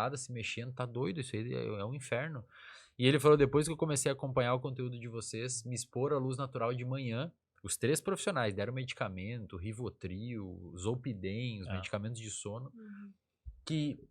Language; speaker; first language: Portuguese; native; Portuguese